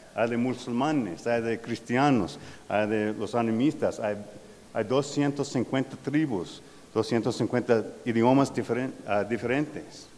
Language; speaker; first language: Spanish; non-native, learner; English